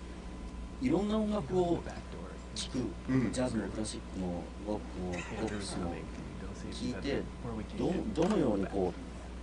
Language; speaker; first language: Japanese; native; Japanese